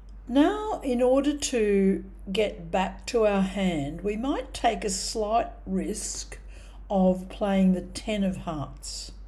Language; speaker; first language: English; native; English